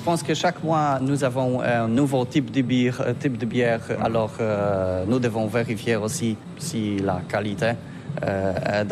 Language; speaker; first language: French; non-native, learner; Polish